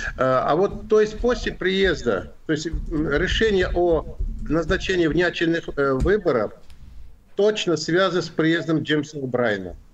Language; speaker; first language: Russian; non-native, local second language; Azerbaijani